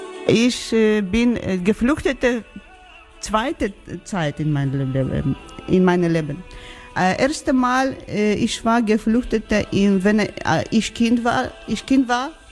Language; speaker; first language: German; non-native, learner; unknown